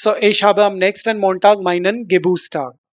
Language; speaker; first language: German; non-native, fluent; Hindi